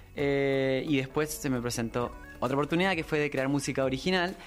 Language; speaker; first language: Spanish; native; Spanish